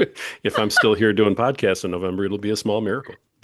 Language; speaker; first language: English; native; English